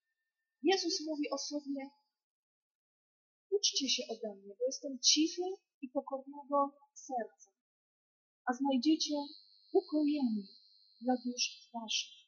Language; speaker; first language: Polish; native; Polish